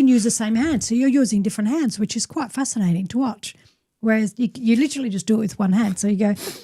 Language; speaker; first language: English; native; English